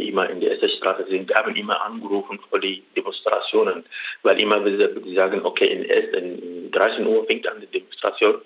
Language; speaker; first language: German; non-native, learner; Arabic